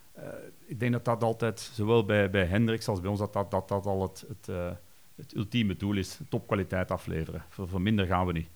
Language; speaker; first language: Dutch; native; Dutch